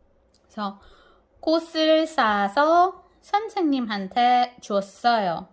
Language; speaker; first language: Korean; non-native, fluent; Filipino